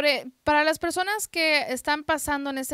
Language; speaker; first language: Spanish; native; Spanish